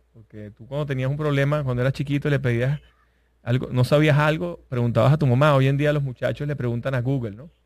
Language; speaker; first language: Spanish; native; Spanish